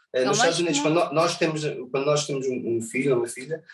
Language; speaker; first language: Portuguese; early bilingual, other home language; English